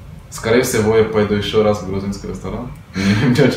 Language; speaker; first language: Russian; native; Russian